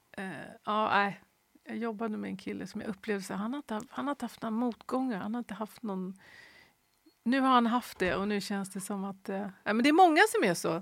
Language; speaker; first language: Swedish; native; Swedish